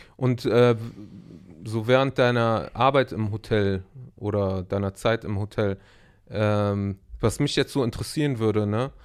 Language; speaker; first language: German; early bilingual, other home language; Arabic